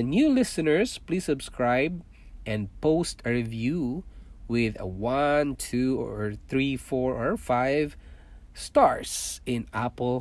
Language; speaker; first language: English; non-native, local second language; Cebuano